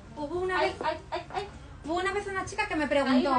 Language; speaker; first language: Spanish; native; Spanish